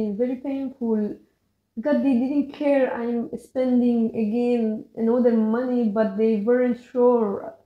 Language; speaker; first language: English; non-native, learner; Persian